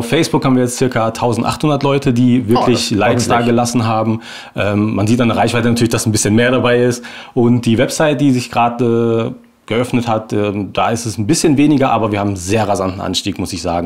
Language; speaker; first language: German; native; German